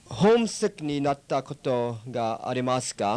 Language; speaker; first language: Japanese; early bilingual, heritage; English